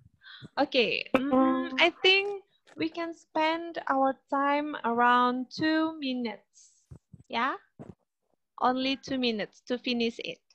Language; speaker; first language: English; non-native, learner; Indonesian